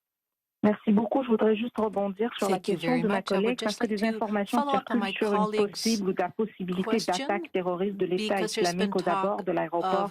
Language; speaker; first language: French; native; French